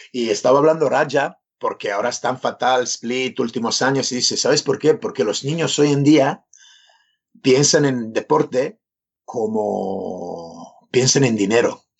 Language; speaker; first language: Spanish; non-native, fluent; Serbian